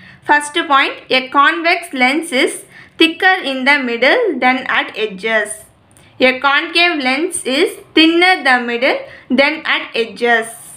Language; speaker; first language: English; non-native, local second language; Tamil